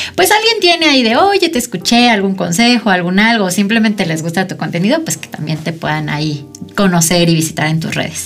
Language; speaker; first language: Spanish; native; Spanish